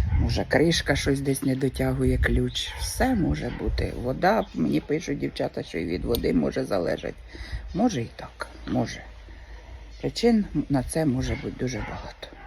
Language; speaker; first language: Ukrainian; native; Ukrainian